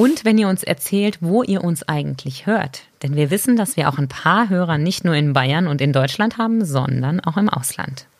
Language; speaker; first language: German; native; German